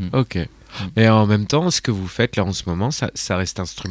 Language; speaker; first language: French; native; French